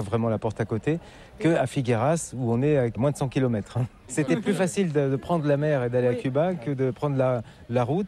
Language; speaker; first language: French; native; French